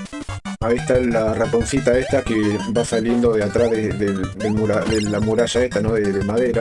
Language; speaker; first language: Spanish; native; Spanish